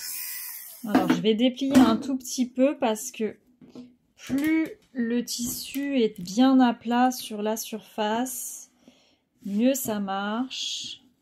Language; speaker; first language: French; native; French